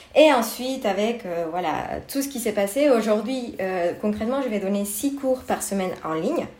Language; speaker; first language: French; non-native, fluent; Spanish